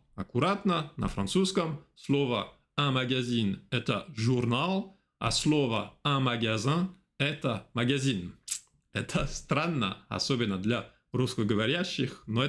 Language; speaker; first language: Russian; non-native, fluent; French